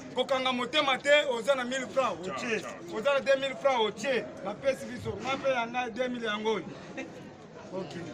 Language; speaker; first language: Lingala; non-native, local second language; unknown